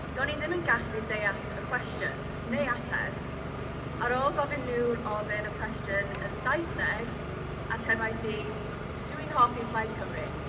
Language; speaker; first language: Welsh; non-native, local second language; English